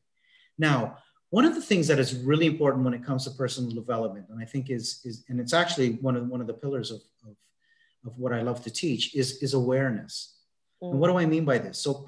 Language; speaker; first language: English; native; English